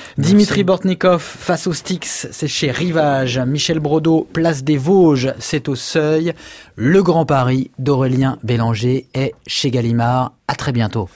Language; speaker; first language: French; native; French